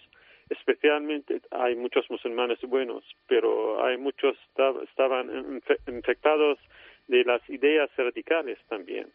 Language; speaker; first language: Spanish; non-native, fluent; Arabic